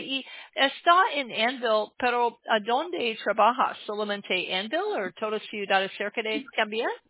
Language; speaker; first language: Spanish; non-native, learner; English